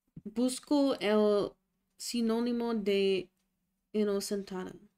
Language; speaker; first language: Spanish; non-native, learner; English